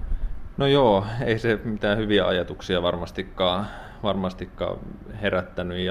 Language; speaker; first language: Finnish; native; Finnish